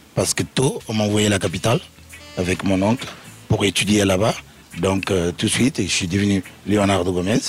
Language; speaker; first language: French; non-native, fluent; Upper Guinea Crioulo